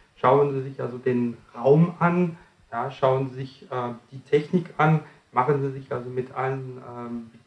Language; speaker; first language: German; non-native, fluent; French